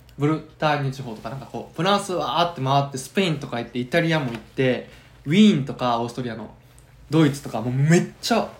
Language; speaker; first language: Japanese; native; Japanese